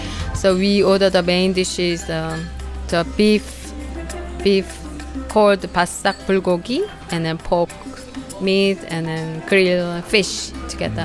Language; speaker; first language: English; non-native, learner; Korean